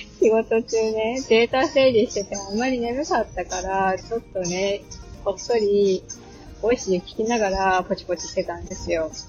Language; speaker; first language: Japanese; native; Japanese